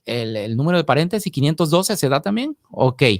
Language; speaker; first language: Spanish; native; Spanish